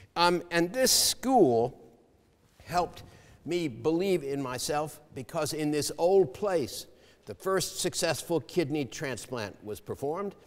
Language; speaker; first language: English; native; English